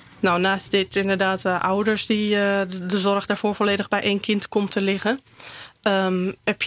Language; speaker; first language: Dutch; native; Dutch